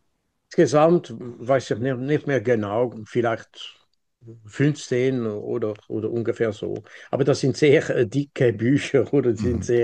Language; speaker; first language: German; non-native, local second language; French